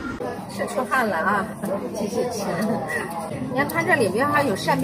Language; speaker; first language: Chinese; native; Chinese